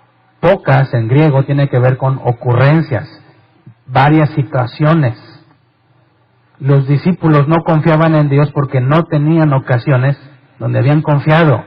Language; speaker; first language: Spanish; native; Spanish